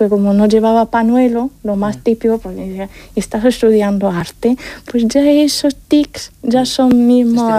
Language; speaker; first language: Spanish; non-native, fluent; Arabic